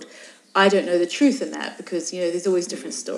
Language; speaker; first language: English; native; English